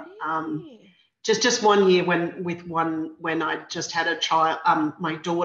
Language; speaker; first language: English; native; English